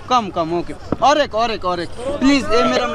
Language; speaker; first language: Hindi; non-native, learner; Bangla